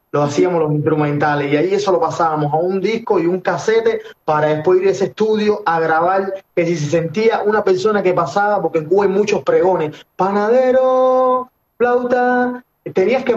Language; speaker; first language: Spanish; native; Spanish